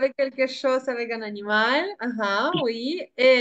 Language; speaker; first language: French; non-native, fluent; Spanish